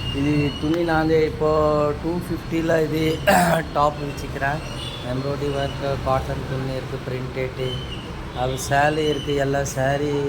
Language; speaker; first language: Tamil; non-native, local second language; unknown